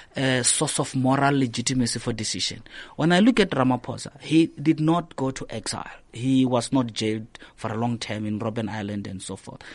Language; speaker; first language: English; non-native, local second language; Northern Sotho